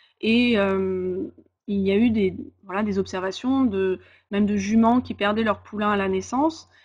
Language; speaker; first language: French; native; French